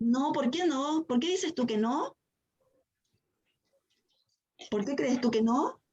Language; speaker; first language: Spanish; native; Spanish